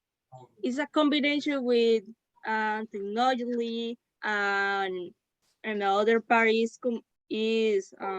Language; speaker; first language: English; non-native, learner; Spanish